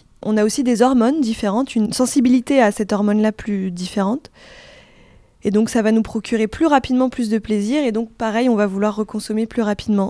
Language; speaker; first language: French; native; French